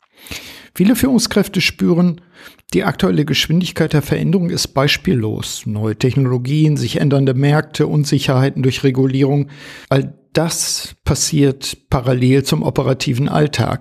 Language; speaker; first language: German; native; German